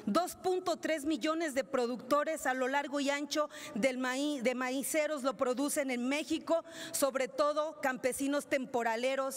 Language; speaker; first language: Spanish; native; Spanish